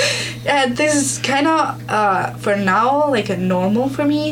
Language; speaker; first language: English; non-native, learner; Italian